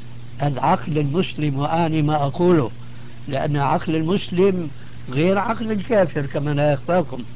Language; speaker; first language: Arabic; native; Arabic